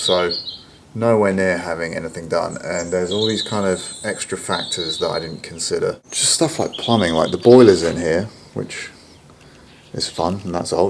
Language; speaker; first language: English; native; English